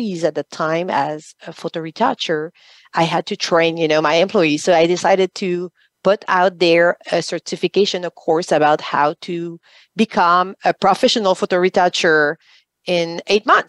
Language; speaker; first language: English; non-native, fluent; French